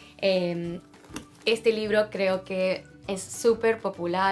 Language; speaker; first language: Spanish; early bilingual, heritage; Spanish